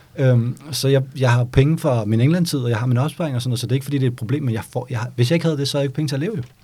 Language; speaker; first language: Danish; early bilingual, other home language; Bosnian